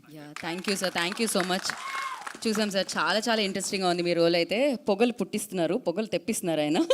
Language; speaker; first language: Telugu; native; Telugu